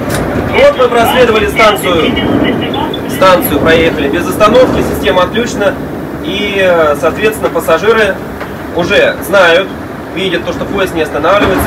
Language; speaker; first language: Russian; native; Russian